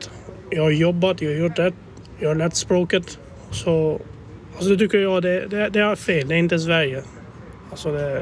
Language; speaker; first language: Swedish; non-native, fluent; Albanian